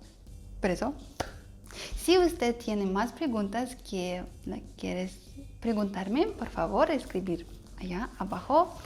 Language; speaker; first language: Spanish; non-native, learner; Russian